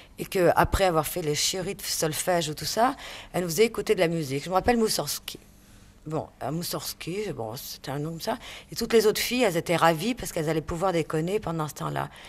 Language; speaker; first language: French; native; French